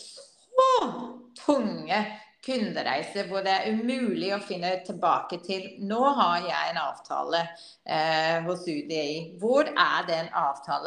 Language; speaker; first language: Norwegian; non-native, fluent; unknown